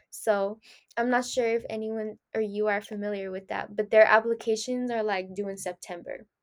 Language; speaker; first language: English; early bilingual, other home language; Spanish